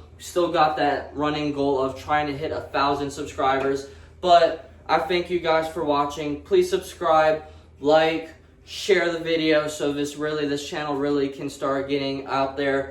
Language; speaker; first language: English; native; English